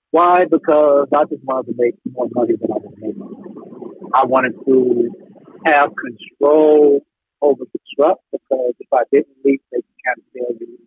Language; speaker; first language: English; native; English